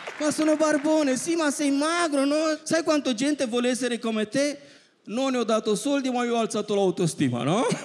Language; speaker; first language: Italian; non-native, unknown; Romanian